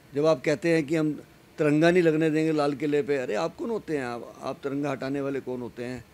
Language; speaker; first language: Hindi; native; Hindi